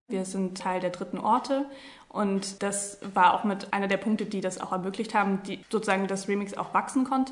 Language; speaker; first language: German; native; German